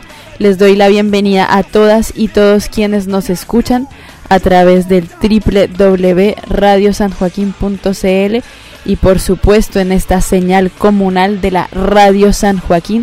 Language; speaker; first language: Spanish; native; Spanish